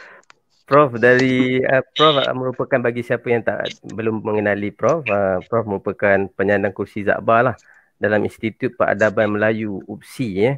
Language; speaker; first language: Malay; native; Malay